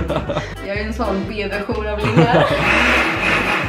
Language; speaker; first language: Swedish; native; Swedish